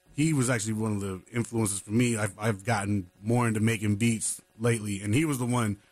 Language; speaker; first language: English; native; English